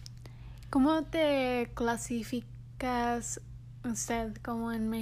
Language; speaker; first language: Spanish; early bilingual, heritage; English